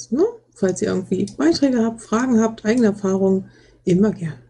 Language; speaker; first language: German; native; German